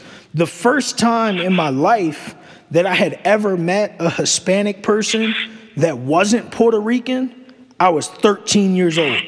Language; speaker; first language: English; native; English